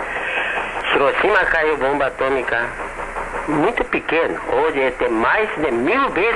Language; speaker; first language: Portuguese; non-native, learner; Japanese